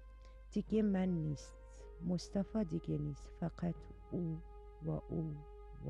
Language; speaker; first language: Persian; non-native, learner; Arabic